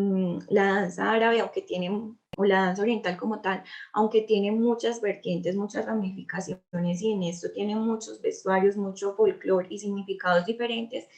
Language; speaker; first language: Spanish; native; Spanish